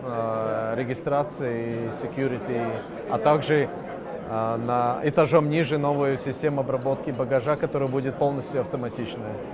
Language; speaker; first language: Russian; non-native, local second language; Latvian